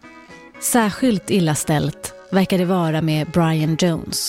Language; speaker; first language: Swedish; native; Swedish